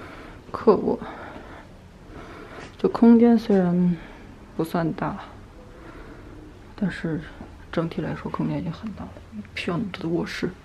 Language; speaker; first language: Chinese; native; Chinese